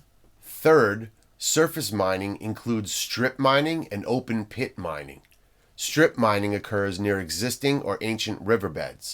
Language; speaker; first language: English; native; English